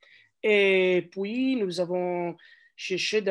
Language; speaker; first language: French; non-native, learner; Italian